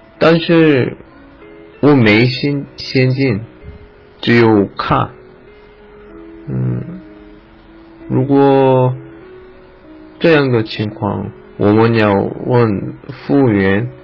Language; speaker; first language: Chinese; non-native, learner; Korean